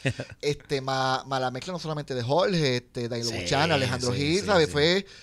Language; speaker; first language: Spanish; native; Spanish